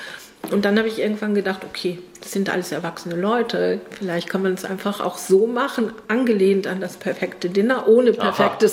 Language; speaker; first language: German; native; German